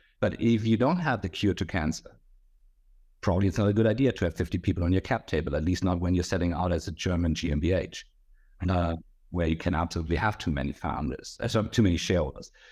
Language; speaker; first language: English; non-native, fluent; German